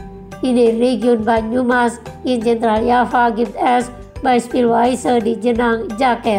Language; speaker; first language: German; non-native, fluent; Indonesian